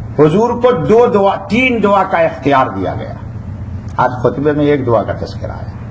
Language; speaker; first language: Urdu; native; Urdu